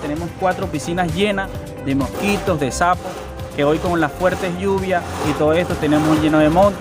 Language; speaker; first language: Spanish; native; Spanish